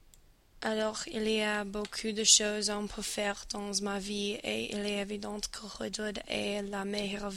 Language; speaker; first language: French; non-native, learner; English